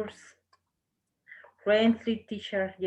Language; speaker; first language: English; non-native, learner; Spanish